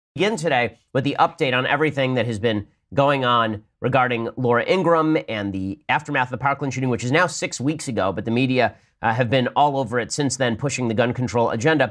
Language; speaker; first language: English; native; English